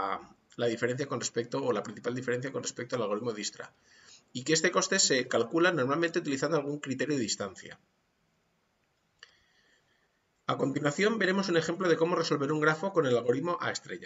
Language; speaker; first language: Spanish; native; Spanish